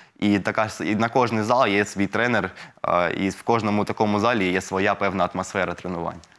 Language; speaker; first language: Ukrainian; non-native, local second language; Russian